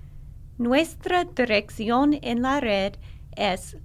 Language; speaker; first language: Spanish; non-native, learner; English